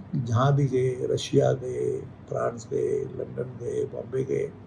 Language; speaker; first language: Hindi; non-native, local second language; Marathi